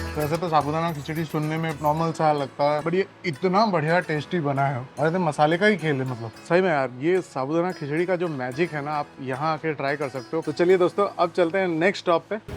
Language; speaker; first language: Hindi; native; Hindi